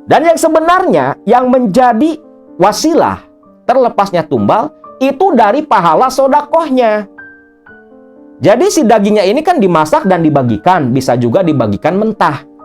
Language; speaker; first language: Indonesian; non-native, local second language; Sundanese